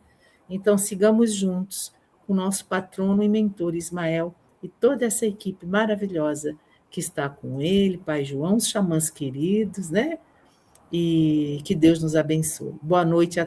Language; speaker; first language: Portuguese; native; Portuguese